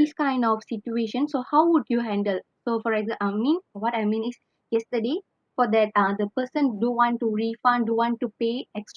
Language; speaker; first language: English; non-native, local second language; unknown